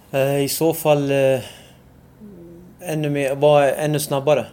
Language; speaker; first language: Swedish; early bilingual, other home language; Arabic